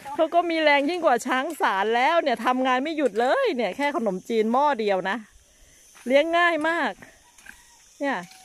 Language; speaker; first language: Thai; native; Thai